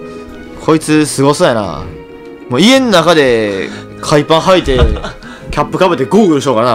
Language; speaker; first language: Japanese; native; Japanese